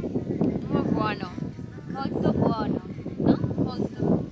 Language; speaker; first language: Italian; non-native, learner; English